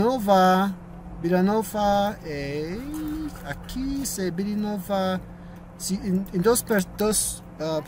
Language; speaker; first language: Spanish; non-native, learner; English